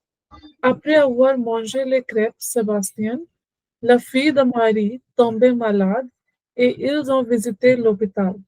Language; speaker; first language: French; non-native, learner; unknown